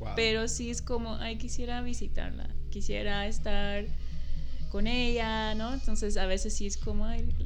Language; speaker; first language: Spanish; non-native, fluent; Dutch